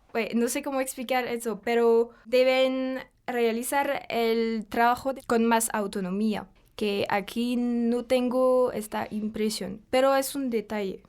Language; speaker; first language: Spanish; non-native, fluent; French